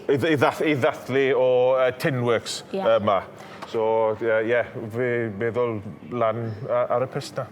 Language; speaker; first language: Welsh; non-native, local second language; English